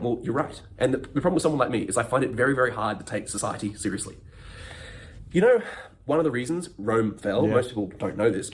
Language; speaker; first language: English; native; English